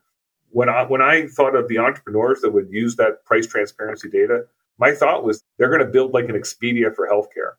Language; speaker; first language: English; native; English